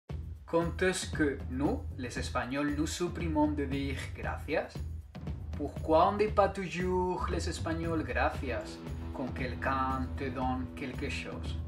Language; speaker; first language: French; non-native, fluent; Spanish